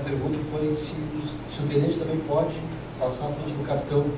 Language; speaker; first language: Portuguese; native; Portuguese